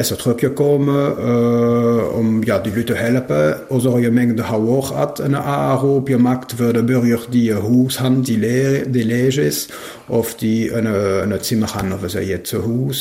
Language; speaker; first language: German; non-native, local second language; French